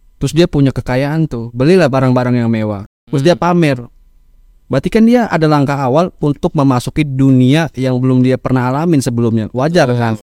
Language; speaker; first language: Indonesian; native; Indonesian